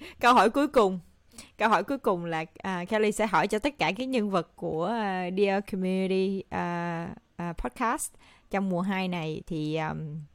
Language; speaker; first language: Vietnamese; native; Vietnamese